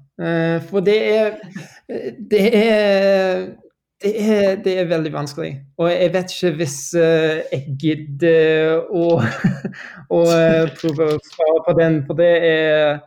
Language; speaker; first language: Norwegian; non-native, learner; English